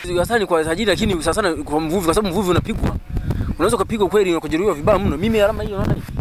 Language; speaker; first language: Swahili; non-native, local second language; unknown